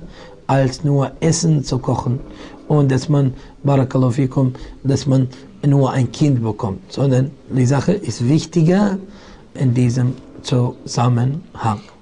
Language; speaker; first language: German; non-native, fluent; Arabic